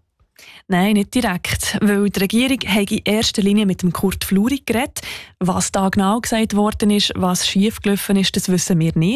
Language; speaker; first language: German; native; German